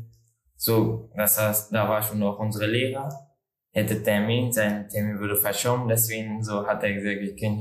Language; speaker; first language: German; non-native, learner; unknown